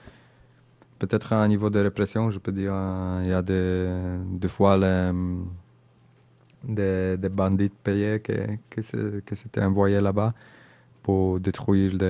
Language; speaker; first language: French; non-native, learner; Indonesian